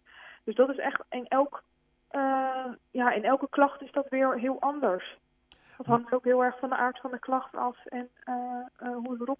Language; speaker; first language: Dutch; native; Dutch